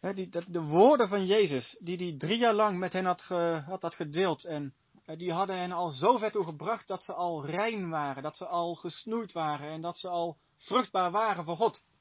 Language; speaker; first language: Dutch; native; Dutch